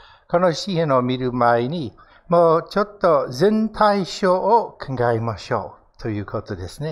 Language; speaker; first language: Japanese; non-native, fluent; English